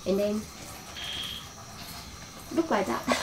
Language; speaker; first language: English; non-native, learner; Vietnamese